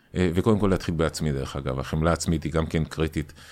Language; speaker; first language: Hebrew; non-native, fluent; Spanish